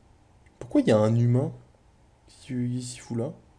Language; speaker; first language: French; native; French